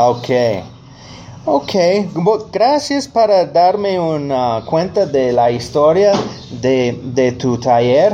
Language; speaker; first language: Spanish; non-native, learner; English